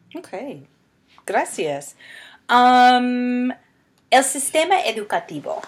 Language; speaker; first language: Spanish; non-native, fluent; English